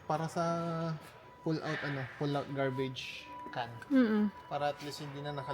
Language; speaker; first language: Filipino; native; Filipino